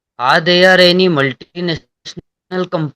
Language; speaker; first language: English; non-native, learner; Hindi